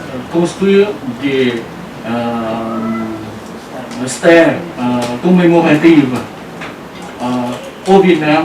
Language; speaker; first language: French; non-native, learner; Vietnamese